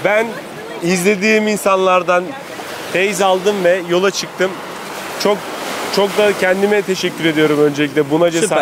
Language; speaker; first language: Turkish; native; Turkish